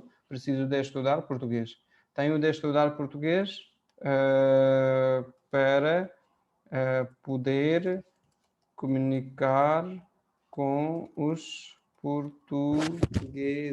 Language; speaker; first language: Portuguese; non-native, fluent; Hindi